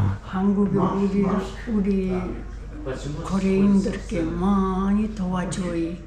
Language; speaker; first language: Korean; non-native, learner; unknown